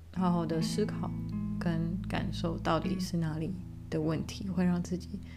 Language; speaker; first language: Chinese; early bilingual, other home language; English